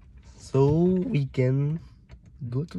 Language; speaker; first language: English; non-native, learner; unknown